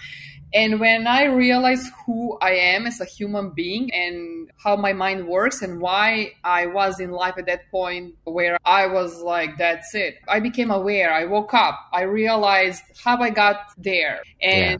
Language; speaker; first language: English; non-native, fluent; Serbian